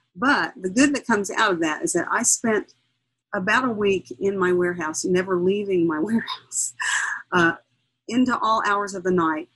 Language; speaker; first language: English; native; English